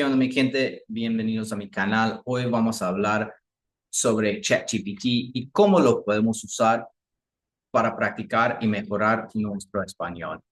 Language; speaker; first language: Spanish; non-native, fluent; English